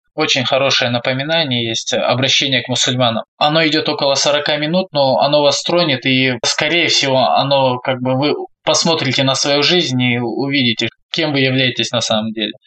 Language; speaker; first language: Russian; native; Russian